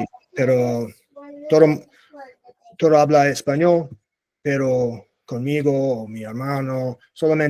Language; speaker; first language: Spanish; non-native, learner; English